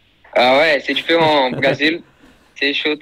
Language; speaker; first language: French; non-native, learner; Portuguese